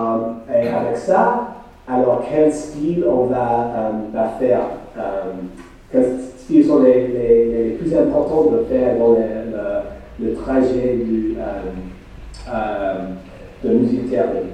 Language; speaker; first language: French; non-native, fluent; English